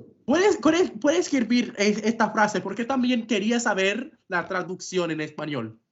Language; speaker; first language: Spanish; non-native, fluent; English